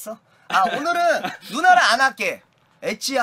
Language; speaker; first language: Korean; native; Korean